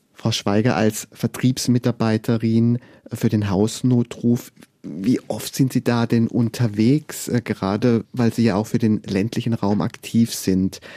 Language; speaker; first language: German; native; German